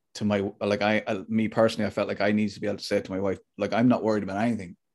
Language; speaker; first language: English; native; English